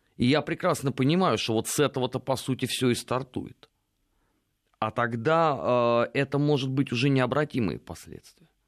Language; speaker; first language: Russian; native; Russian